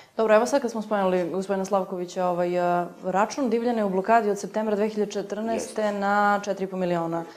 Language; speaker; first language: Serbian; native; Serbian